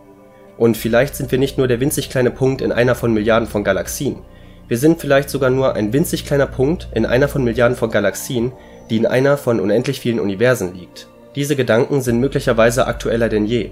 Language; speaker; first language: German; native; German